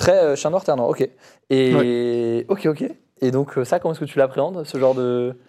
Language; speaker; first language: French; native; French